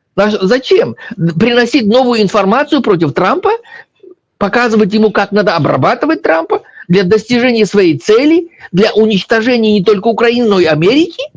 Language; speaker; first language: Russian; native; Russian